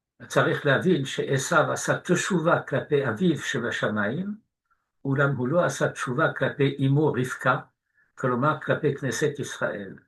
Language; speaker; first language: Hebrew; non-native, fluent; French